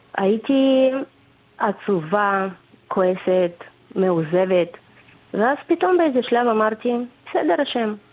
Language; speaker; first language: Hebrew; non-native, fluent; Russian